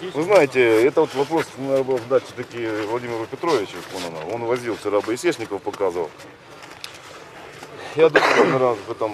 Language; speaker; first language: Russian; native; Russian